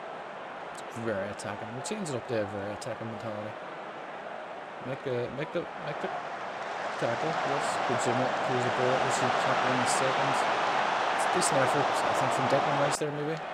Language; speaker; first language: English; native; English